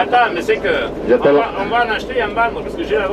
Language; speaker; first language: French; native; French